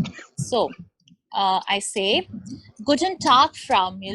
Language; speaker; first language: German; non-native, learner; Hindi